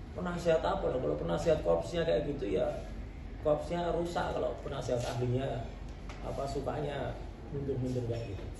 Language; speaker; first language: Indonesian; non-native, local second language; Javanese